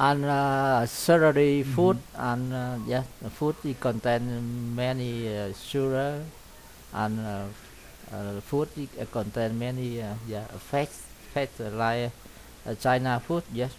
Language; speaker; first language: English; non-native, learner; Vietnamese